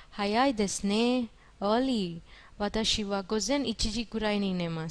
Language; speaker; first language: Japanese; non-native, fluent; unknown